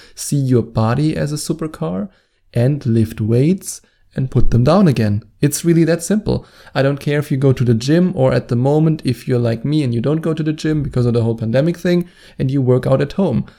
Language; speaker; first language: English; non-native, fluent; German